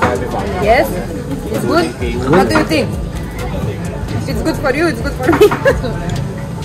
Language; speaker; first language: English; non-native, learner; Romanian